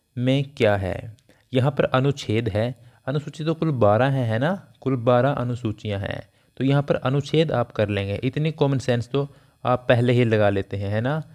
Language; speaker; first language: Hindi; native; Hindi